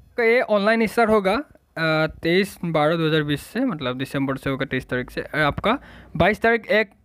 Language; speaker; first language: Hindi; non-native, local second language; Assamese